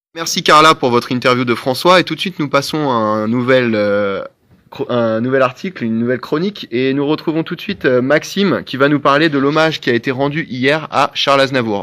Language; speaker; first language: French; native; French